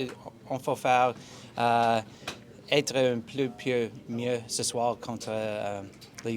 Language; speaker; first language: French; non-native, local second language; English